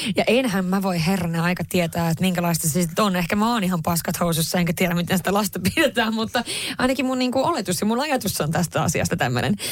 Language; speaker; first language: Finnish; early bilingual, heritage; Swedish